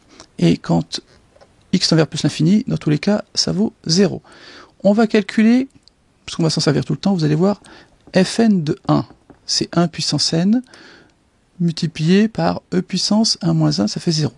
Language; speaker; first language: French; native; French